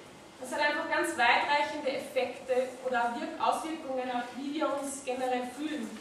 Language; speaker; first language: German; native; German